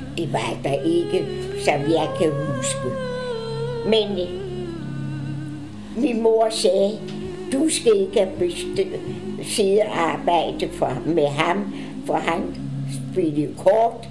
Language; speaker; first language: Danish; early bilingual, other home language; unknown